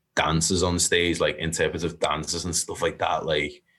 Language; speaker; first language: English; native; English